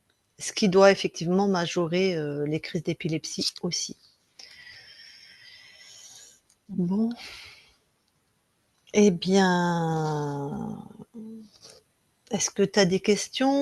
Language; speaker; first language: French; native; French